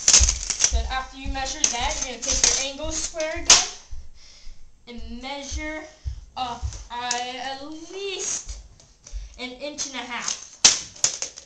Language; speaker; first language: English; native; English